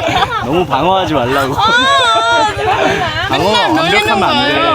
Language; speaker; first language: Korean; native; Korean